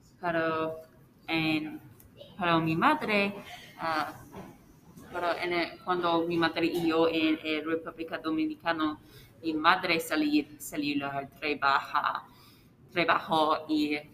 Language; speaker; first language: Spanish; non-native, learner; English